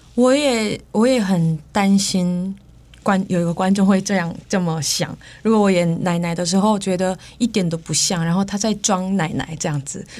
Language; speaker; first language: Chinese; non-native, fluent; Korean